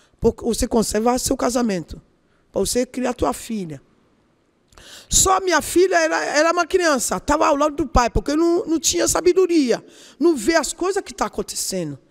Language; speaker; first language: Portuguese; non-native, learner; Yoruba